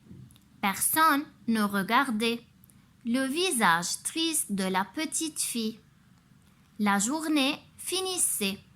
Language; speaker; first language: French; non-native, local second language; Arabic